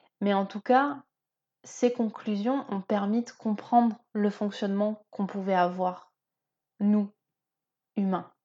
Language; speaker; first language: French; native; French